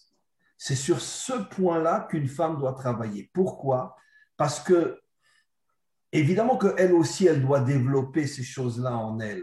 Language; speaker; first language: French; native; French